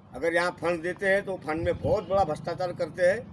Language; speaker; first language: Hindi; non-native, local second language; Marathi